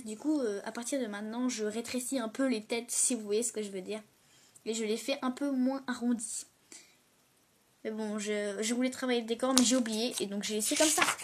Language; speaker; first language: French; native; French